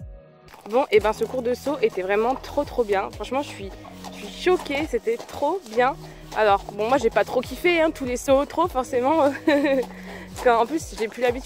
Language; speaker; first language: French; native; French